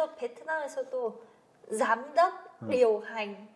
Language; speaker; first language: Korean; non-native, fluent; Vietnamese